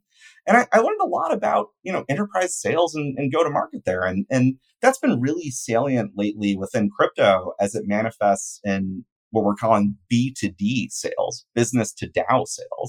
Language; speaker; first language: English; native; English